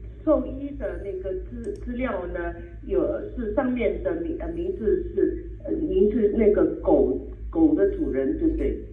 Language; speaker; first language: Chinese; native; Chinese